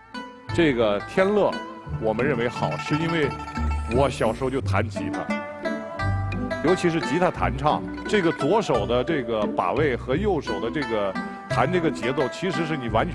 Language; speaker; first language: Chinese; native; Chinese